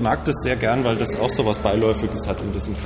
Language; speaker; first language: German; native; German